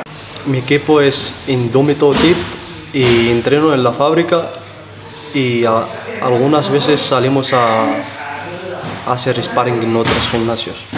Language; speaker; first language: Spanish; non-native, learner; Arabic